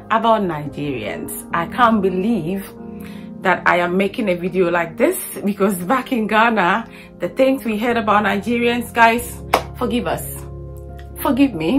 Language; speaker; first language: English; non-native, local second language; Akan